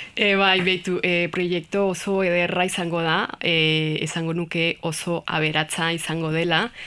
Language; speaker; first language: Basque; non-native, learner; Spanish